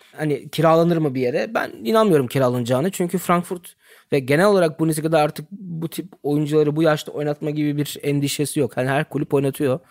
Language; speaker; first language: Turkish; early bilingual, heritage; Turkish